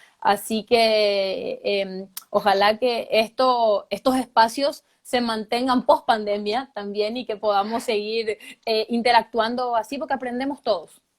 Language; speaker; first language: Spanish; native; Spanish